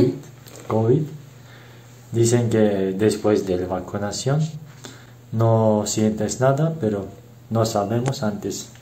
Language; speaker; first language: Spanish; non-native, learner; Turkish